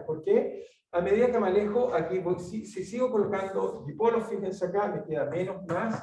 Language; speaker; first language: Spanish; native; Spanish